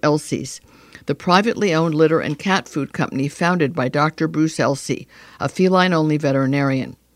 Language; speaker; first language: English; native; English